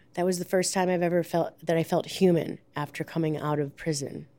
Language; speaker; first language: English; native; English